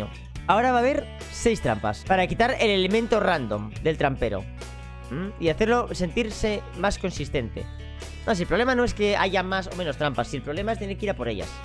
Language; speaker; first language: Spanish; native; Spanish